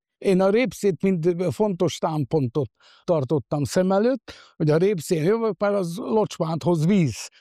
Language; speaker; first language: Hungarian; native; Hungarian